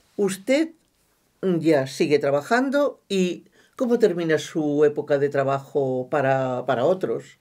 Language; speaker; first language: Spanish; non-native, local second language; Catalan